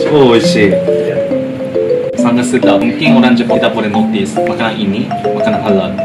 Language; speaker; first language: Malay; non-native, fluent; Japanese